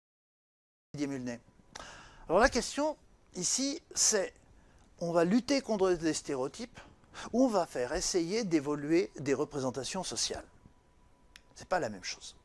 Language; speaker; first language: French; native; French